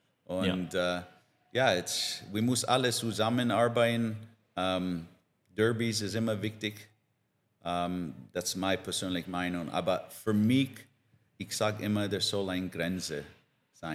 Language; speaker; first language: German; non-native, learner; English